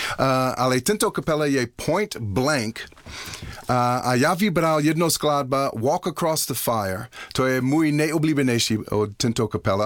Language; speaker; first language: Czech; non-native, learner; English